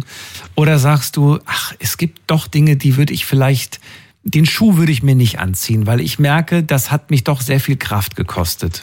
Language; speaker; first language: German; native; German